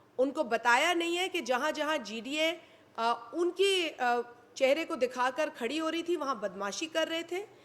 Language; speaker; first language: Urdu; non-native, local second language; Sindhi